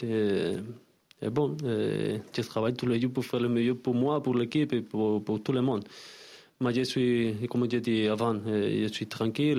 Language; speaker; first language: French; non-native, learner; Spanish